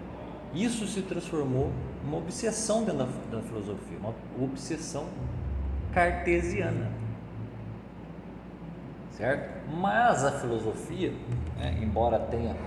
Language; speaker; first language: Portuguese; native; Portuguese